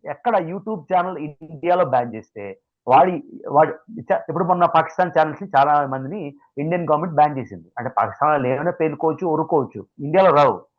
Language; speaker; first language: Telugu; native; Telugu